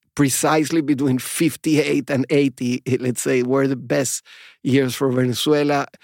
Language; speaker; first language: English; non-native, fluent; Spanish